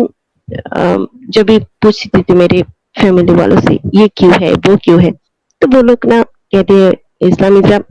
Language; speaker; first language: Hindi; non-native, local second language; Bangla